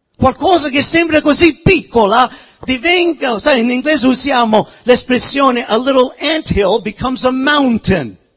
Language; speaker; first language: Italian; early bilingual, heritage; Italian